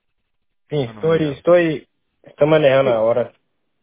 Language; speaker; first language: Spanish; non-native, learner; Portuguese